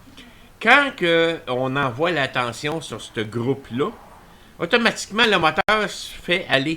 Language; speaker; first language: French; native; French